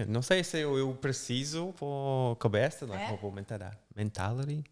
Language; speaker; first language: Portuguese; non-native, learner; English